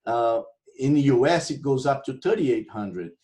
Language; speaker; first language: English; non-native, fluent; Portuguese